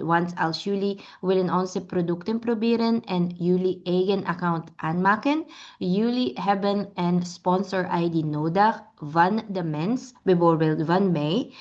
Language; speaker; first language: Dutch; non-native, learner; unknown